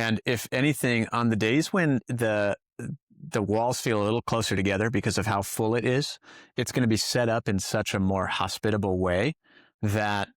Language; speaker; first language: English; native; English